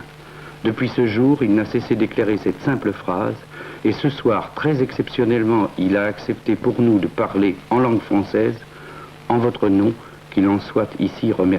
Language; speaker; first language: French; native; French